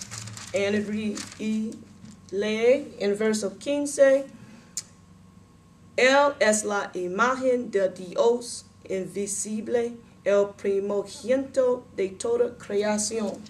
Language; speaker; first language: Spanish; non-native, learner; English